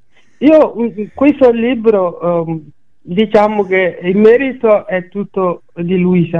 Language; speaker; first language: Italian; non-native, fluent; Bambara